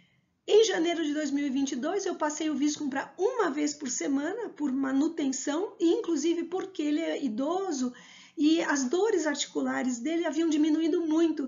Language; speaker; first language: Portuguese; native; Portuguese